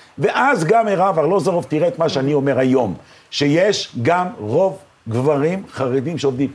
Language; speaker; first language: Hebrew; native; Hebrew